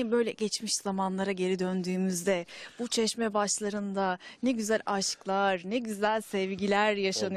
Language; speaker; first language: Turkish; native; Turkish